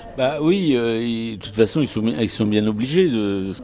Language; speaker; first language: French; native; French